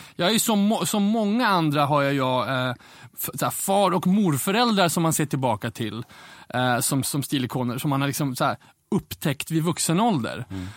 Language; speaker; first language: Swedish; native; Swedish